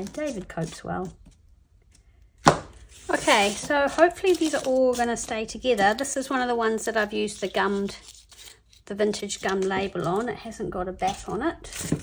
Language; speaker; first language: English; native; English